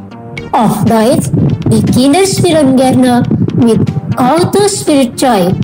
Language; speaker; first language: German; non-native, fluent; Indonesian